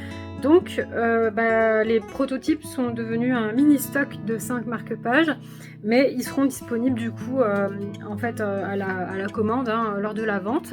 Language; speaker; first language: French; native; French